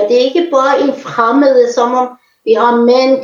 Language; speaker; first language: Danish; non-native, fluent; Persian